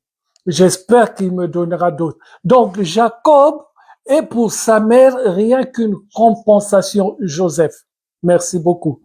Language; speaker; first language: French; non-native, local second language; Lingala